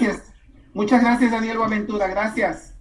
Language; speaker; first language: Spanish; native; Spanish